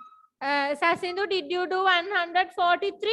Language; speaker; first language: English; non-native, local second language; Sinhala